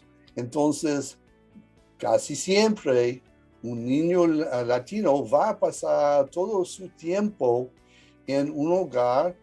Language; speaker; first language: Spanish; early bilingual, heritage; English